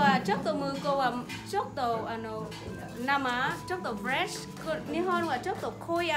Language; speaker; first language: Japanese; non-native, learner; Vietnamese